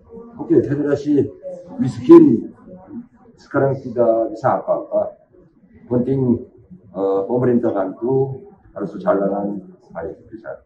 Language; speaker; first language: Indonesian; non-native, learner; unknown